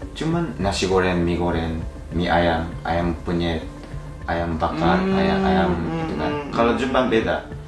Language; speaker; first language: Indonesian; non-native, learner; Japanese